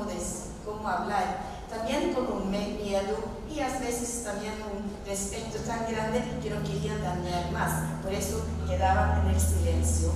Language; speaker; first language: Spanish; non-native, fluent; Norwegian